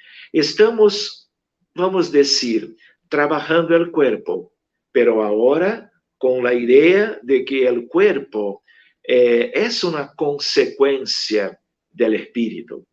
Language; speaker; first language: Spanish; non-native, fluent; Portuguese